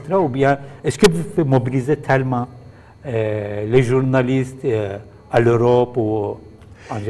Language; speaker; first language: French; non-native, fluent; Turkish